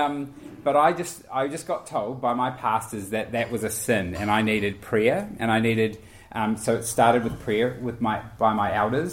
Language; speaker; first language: English; native; English